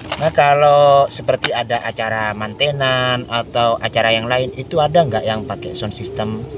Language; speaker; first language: Indonesian; non-native, local second language; Madurese